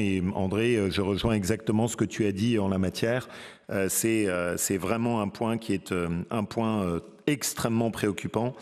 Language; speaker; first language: French; native; French